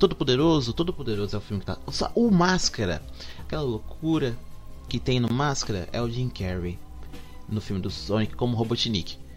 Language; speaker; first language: Portuguese; native; Portuguese